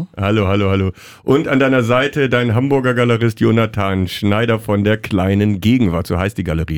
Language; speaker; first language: German; native; German